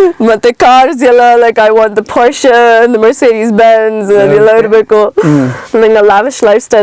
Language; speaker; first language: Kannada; early bilingual, heritage; Kannada